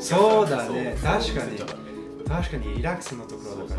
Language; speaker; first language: Japanese; non-native, learner; French